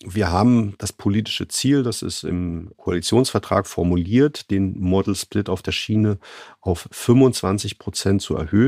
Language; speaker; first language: German; native; German